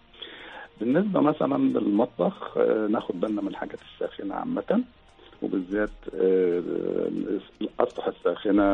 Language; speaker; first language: Arabic; native; Arabic